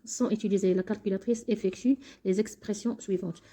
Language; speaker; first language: French; non-native, local second language; Arabic